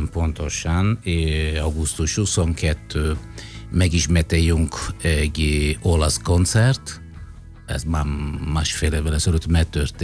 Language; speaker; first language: Hungarian; non-native, fluent; Italian